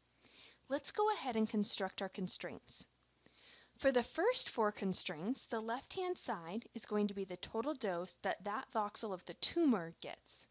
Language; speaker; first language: English; native; English